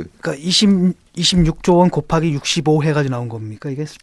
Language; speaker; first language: Korean; native; Korean